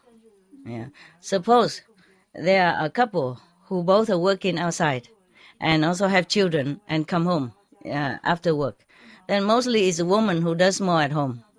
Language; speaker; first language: English; non-native, fluent; Vietnamese